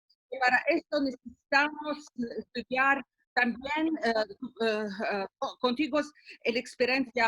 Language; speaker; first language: Spanish; non-native, learner; Arabic